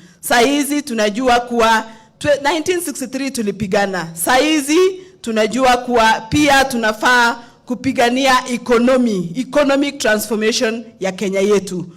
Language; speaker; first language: Swahili; non-native, local second language; Kalenjin